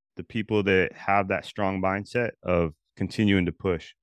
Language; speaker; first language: English; native; English